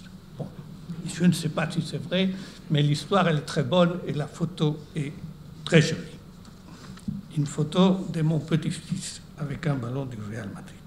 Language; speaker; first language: French; non-native, fluent; Spanish